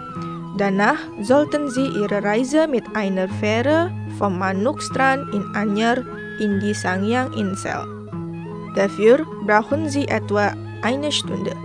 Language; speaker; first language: German; non-native, fluent; Indonesian